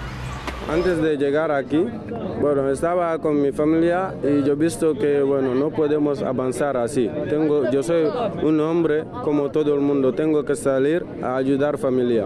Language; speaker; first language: Spanish; non-native, learner; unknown